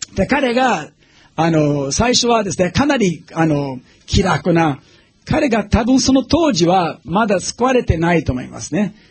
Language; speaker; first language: Japanese; non-native, fluent; English